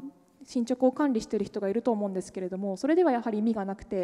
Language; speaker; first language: Japanese; native; Japanese